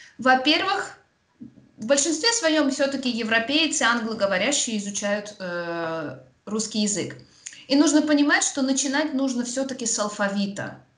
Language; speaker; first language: Russian; native; Russian